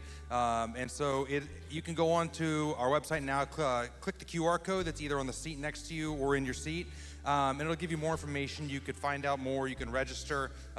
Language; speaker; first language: English; native; English